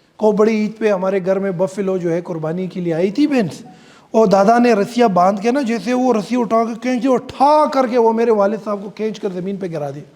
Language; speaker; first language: Urdu; non-native, local second language; Pashto